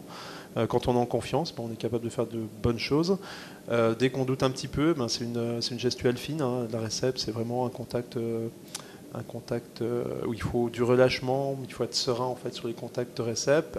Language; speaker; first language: French; native; French